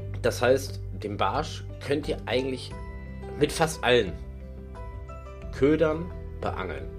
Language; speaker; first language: German; native; German